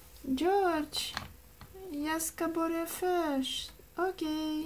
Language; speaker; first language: Swedish; non-native, learner; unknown